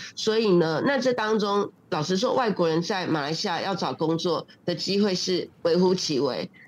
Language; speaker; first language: Chinese; native; Chinese